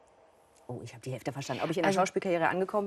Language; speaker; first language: German; native; German